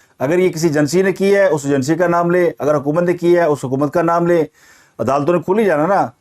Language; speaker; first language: Urdu; non-native, local second language; Punjabi